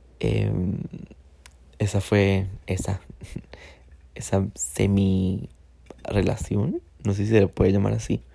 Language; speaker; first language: Spanish; native; Spanish